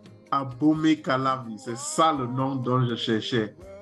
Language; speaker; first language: French; non-native, fluent; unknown